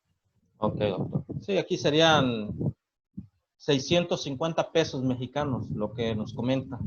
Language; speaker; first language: Spanish; native; Spanish